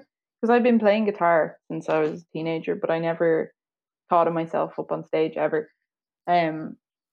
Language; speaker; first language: English; native; English